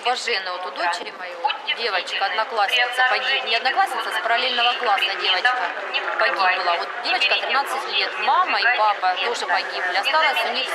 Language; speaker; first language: Russian; native; Russian